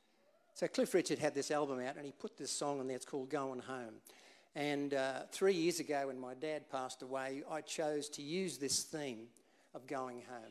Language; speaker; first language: English; native; English